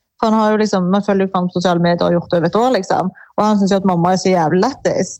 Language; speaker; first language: Norwegian; native; Norwegian